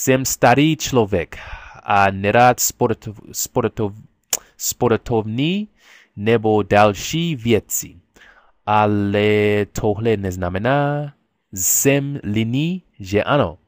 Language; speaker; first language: Czech; non-native, learner; English